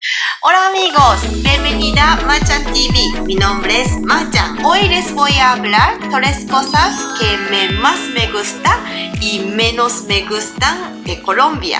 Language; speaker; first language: Spanish; non-native, learner; Japanese